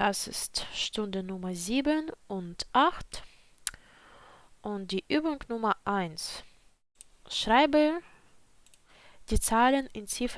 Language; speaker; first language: German; non-native, fluent; Ukrainian